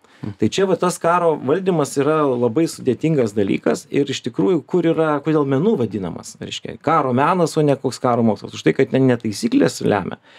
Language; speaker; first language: Lithuanian; native; Lithuanian